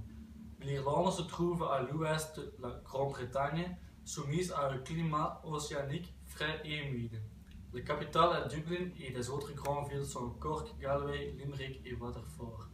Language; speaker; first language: French; non-native, learner; Dutch